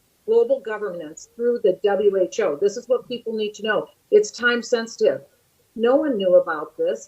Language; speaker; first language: English; native; English